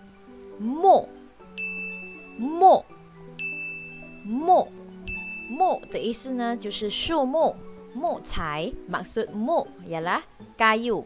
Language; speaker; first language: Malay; non-native, local second language; Chinese